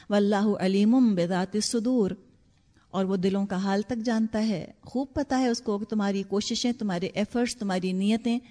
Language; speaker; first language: Urdu; native; Urdu